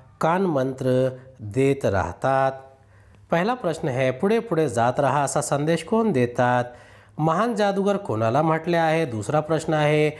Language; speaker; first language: Marathi; non-native, local second language; Urdu